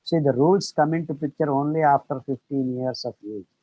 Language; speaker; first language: English; non-native, local second language; Kannada